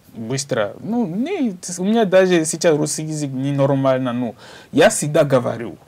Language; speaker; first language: Russian; non-native, learner; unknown